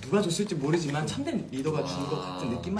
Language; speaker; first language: Korean; non-native, fluent; Chinese